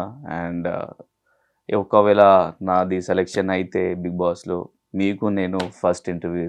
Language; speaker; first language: Telugu; non-native, local second language; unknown